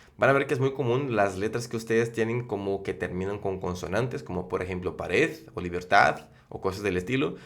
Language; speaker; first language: Spanish; non-native, fluent; Portuguese